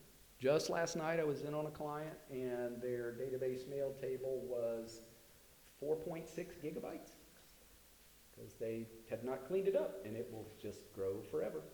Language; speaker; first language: English; native; English